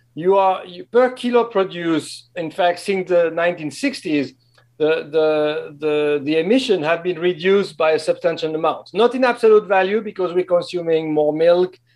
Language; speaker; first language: English; non-native, fluent; French